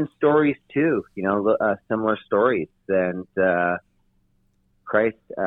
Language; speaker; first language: English; native; English